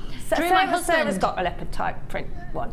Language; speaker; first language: English; native; English